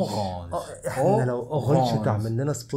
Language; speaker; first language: Arabic; native; Arabic